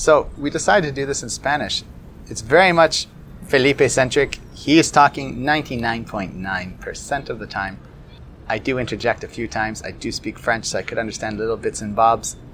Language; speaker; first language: English; native; English